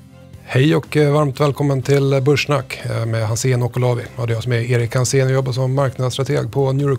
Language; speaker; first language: Swedish; native; Swedish